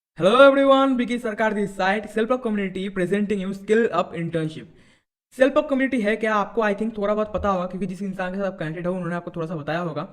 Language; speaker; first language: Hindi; non-native, local second language; Bangla